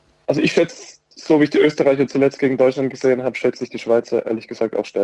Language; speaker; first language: German; native; German